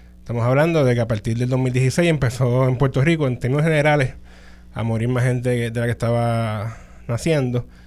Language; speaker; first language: Spanish; native; Spanish